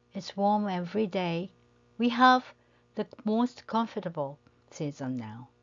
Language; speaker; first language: English; non-native, fluent; Japanese